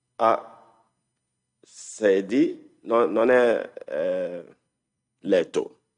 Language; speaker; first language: Italian; non-native, learner; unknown